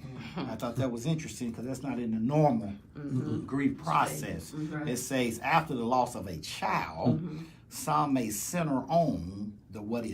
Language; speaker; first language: English; native; English